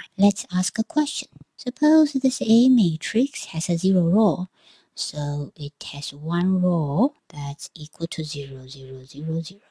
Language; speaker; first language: English; non-native, fluent; Chinese